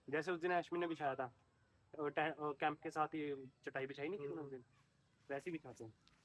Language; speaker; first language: Hindi; non-native, local second language; Punjabi